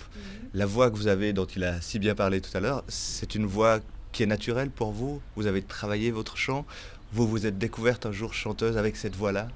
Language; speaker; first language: French; native; French